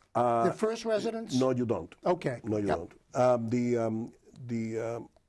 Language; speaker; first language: English; non-native, fluent; Spanish